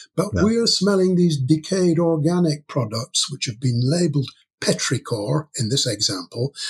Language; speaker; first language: English; native; English